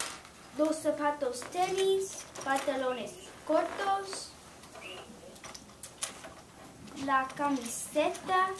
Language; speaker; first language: Spanish; non-native, learner; English